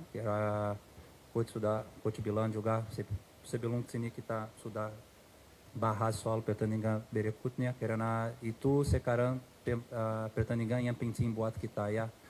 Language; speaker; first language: Indonesian; non-native, fluent; Portuguese